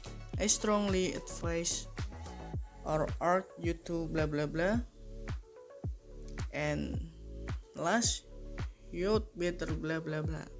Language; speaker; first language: English; non-native, learner; Indonesian